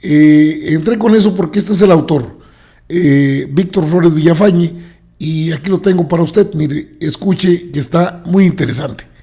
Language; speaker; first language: Spanish; native; Spanish